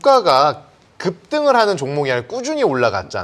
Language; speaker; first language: Korean; native; Korean